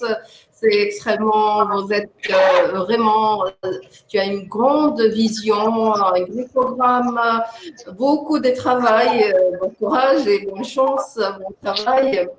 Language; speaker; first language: French; non-native, local second language; Arabic